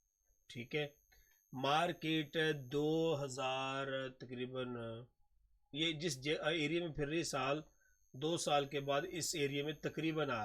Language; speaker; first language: Hindi; non-native, local second language; Punjabi